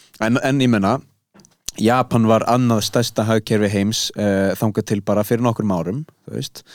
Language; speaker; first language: Icelandic; native; Icelandic